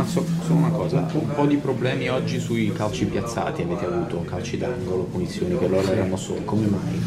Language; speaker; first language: Italian; native; Italian